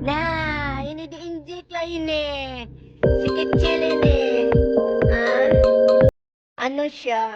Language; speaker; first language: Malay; non-native, learner; Filipino